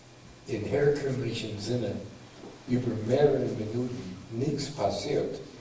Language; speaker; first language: German; non-native, fluent; English